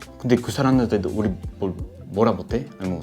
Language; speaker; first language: Korean; non-native, fluent; Spanish